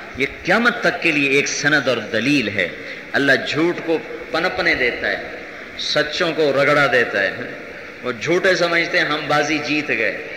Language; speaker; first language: Urdu; non-native, local second language; Punjabi